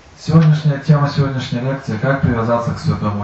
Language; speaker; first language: Russian; native; Russian